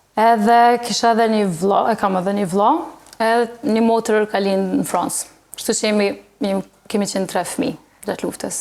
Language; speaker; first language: Albanian; early bilingual, heritage; Albanian